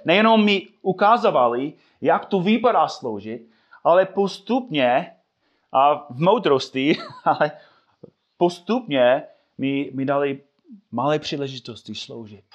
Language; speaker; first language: Czech; non-native, fluent; English